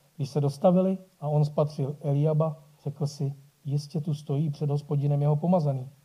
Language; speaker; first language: Czech; native; Czech